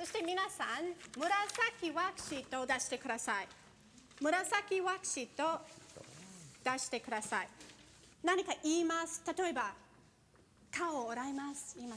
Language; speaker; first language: Japanese; non-native, fluent; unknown